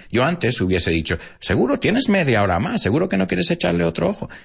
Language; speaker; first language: Spanish; non-native, fluent; English